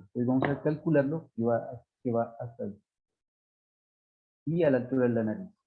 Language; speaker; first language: Spanish; native; Spanish